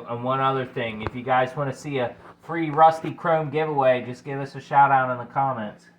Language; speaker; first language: English; native; English